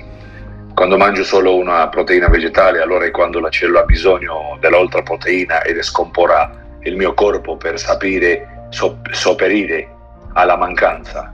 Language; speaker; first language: Italian; non-native, learner; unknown